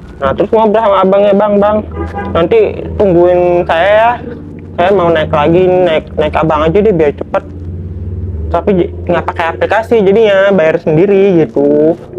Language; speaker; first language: Indonesian; native; Indonesian